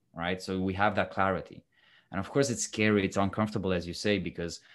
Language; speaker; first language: English; non-native, fluent; Romanian